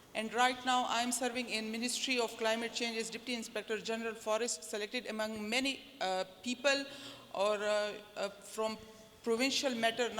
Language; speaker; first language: English; non-native, local second language; Pashto